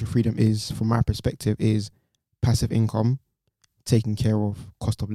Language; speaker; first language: English; native; English